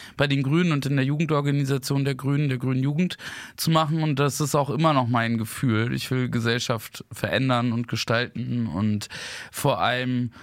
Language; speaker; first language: German; native; German